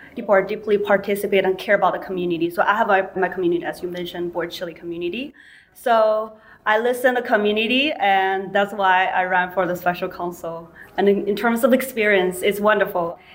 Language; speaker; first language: English; non-native, fluent; Chinese